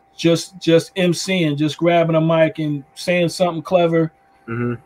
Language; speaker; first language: English; native; English